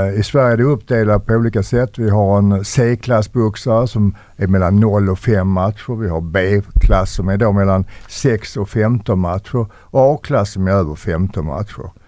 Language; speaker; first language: Swedish; native; Swedish